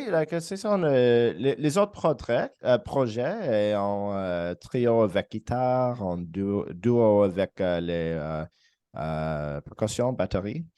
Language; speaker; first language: French; non-native, learner; English